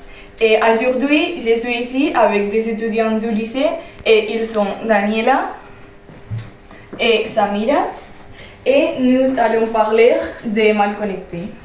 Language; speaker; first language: French; non-native, learner; Spanish